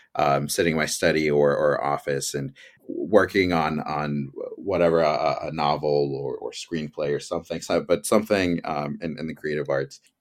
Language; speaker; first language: English; native; English